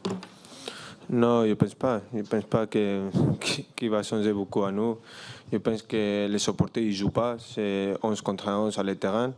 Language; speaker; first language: French; non-native, learner; Spanish